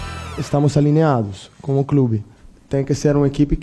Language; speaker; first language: Portuguese; non-native, learner; Italian